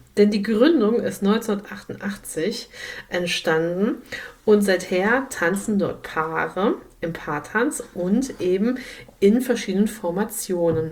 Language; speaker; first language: German; native; German